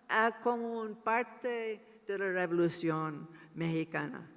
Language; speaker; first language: Spanish; non-native, learner; English